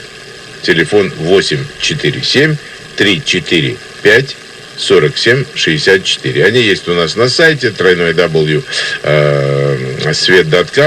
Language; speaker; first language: Russian; native; Russian